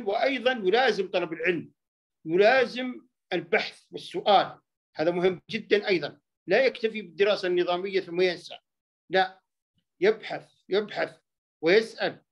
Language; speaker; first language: Arabic; native; Arabic